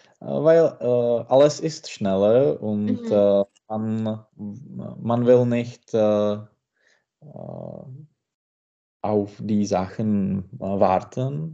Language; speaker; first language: German; non-native, learner; Czech